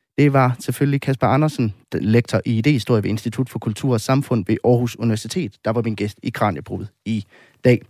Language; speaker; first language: Danish; native; Danish